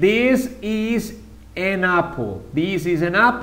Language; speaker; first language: English; non-native, fluent; Spanish